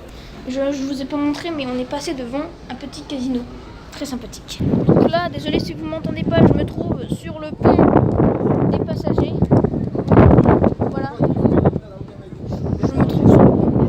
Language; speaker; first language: French; native; French